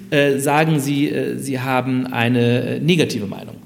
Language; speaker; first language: German; native; German